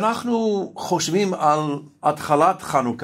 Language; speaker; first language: Hebrew; non-native, fluent; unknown